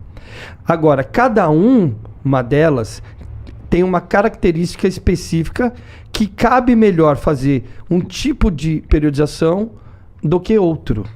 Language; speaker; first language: Portuguese; native; Portuguese